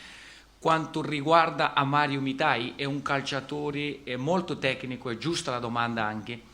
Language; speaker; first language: Italian; non-native, fluent; Portuguese